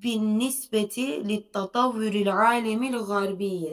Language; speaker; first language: Arabic; non-native, learner; Turkish